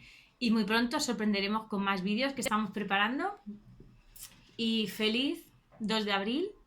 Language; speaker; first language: Spanish; native; Spanish